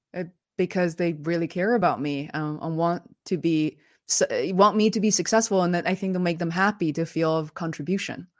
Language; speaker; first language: English; non-native, fluent; Chinese